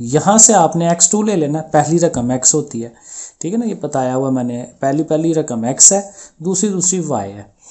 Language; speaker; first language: Urdu; non-native, local second language; Punjabi